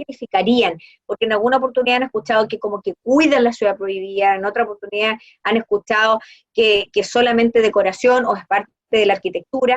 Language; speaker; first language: Spanish; native; Spanish